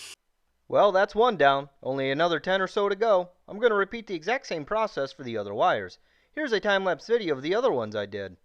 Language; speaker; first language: English; native; English